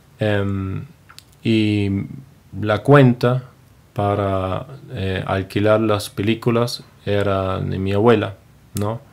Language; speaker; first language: Spanish; non-native, fluent; German